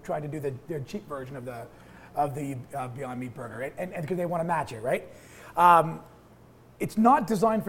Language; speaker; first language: English; native; English